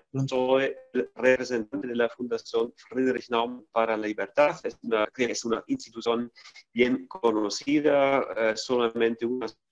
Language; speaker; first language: Spanish; non-native, fluent; German